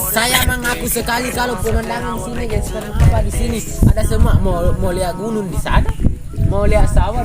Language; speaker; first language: Indonesian; non-native, local second language; Buginese